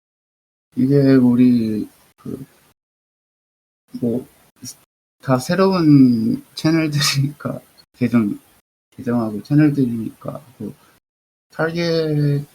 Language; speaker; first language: Korean; early bilingual, heritage; Korean